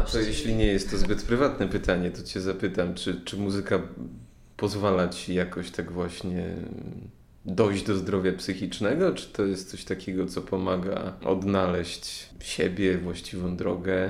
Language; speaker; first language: Polish; native; Polish